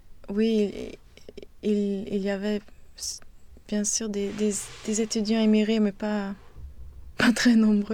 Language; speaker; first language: French; non-native, fluent; Swedish